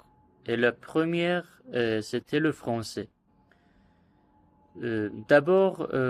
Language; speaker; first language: French; non-native, learner; Azerbaijani